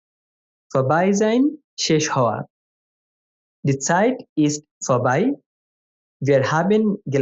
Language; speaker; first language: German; non-native, fluent; Bangla